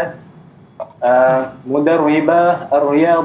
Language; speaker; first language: Arabic; non-native, learner; Malay